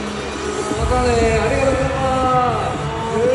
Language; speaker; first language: Japanese; non-native, learner; Korean